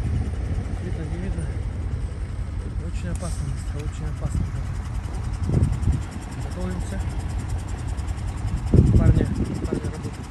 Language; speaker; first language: Russian; native; Russian